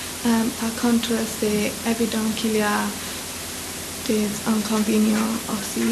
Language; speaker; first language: French; non-native, learner; English